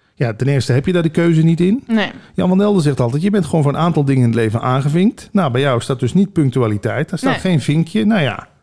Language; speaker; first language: Dutch; native; Dutch